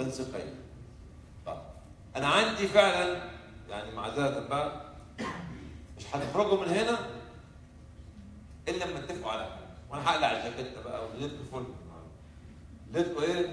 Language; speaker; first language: Arabic; native; Arabic